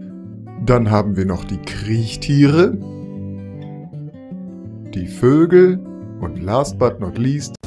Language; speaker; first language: German; native; German